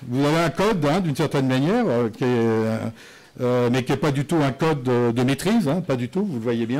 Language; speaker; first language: French; native; French